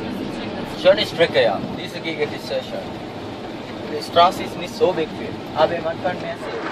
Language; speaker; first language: German; non-native, learner; Sinhala